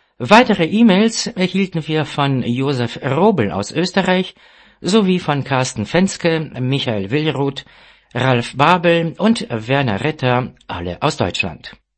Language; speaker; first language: German; non-native, fluent; Romanian